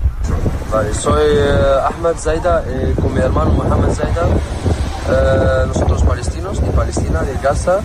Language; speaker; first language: Spanish; non-native, learner; Arabic